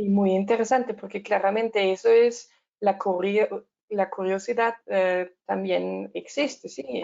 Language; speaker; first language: Spanish; non-native, learner; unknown